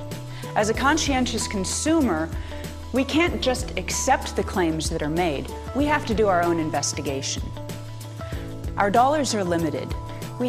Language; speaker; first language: English; native; English